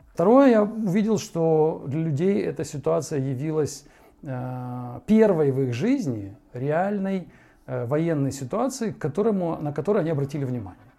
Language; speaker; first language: Russian; native; Russian